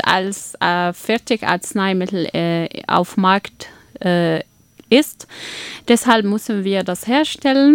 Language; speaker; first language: German; non-native, fluent; Arabic